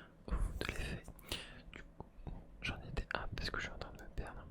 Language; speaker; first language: French; native; French